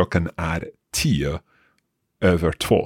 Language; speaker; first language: Swedish; non-native, learner; English